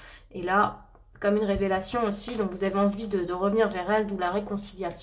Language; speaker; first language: French; native; French